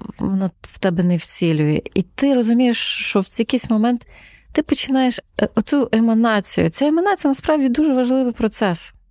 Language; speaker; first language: Ukrainian; native; Ukrainian